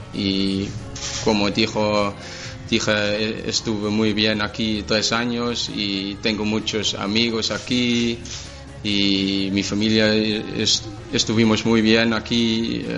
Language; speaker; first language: Spanish; non-native, learner; Danish